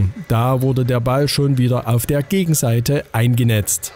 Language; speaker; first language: German; native; German